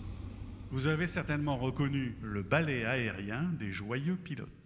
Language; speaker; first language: French; native; French